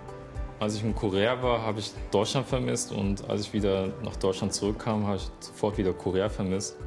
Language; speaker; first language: German; early bilingual, other home language; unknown